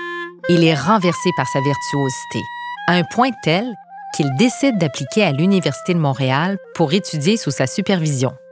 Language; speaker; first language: French; native; French